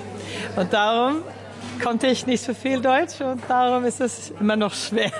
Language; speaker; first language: German; early bilingual, heritage; German